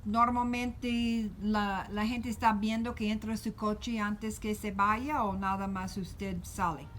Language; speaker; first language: Spanish; non-native, learner; English